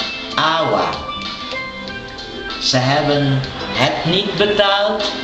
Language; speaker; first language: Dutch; non-native, local second language; Papiamento